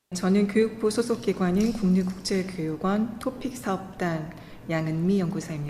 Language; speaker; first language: Korean; native; Korean